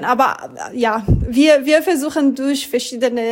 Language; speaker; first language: German; non-native, fluent; Romanian